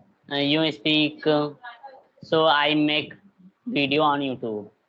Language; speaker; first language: English; non-native, learner; Hindi